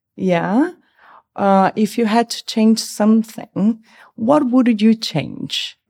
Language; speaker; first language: English; non-native, fluent; Portuguese